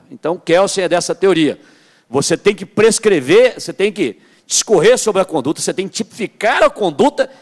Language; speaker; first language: Portuguese; native; Portuguese